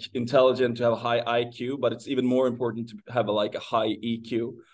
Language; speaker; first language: English; non-native, fluent; Swedish